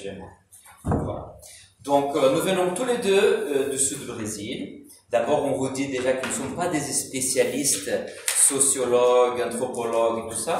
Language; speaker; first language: French; non-native, fluent; Portuguese